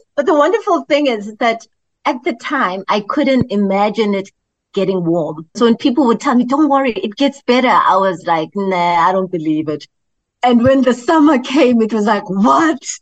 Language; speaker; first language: English; non-native, local second language; Zulu